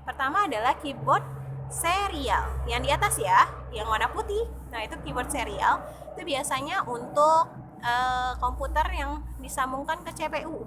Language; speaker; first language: Indonesian; native; Indonesian